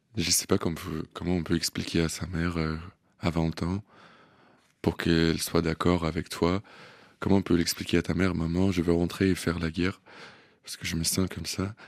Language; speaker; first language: French; non-native, fluent; Russian